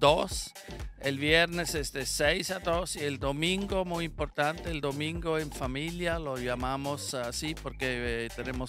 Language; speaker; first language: Spanish; non-native, fluent; German